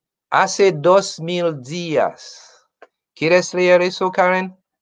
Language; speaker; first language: Spanish; non-native, learner; Haitian Creole